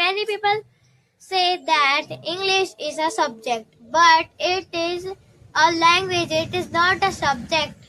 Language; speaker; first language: English; non-native, learner; Hindi